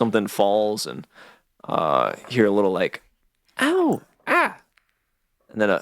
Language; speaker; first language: English; native; English